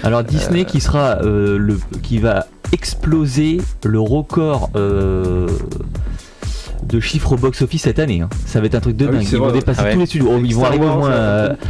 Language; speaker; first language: French; native; French